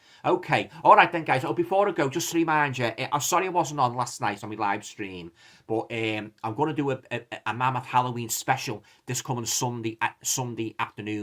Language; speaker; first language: English; native; English